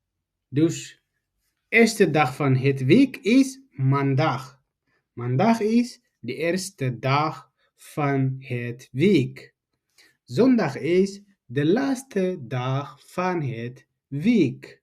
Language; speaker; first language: Dutch; non-native, fluent; Tigrinya